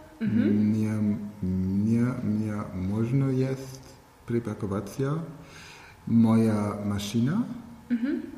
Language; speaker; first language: Russian; non-native, learner; German